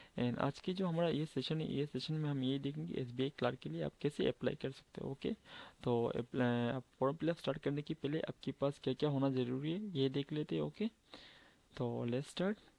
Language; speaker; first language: Hindi; non-native, local second language; Bangla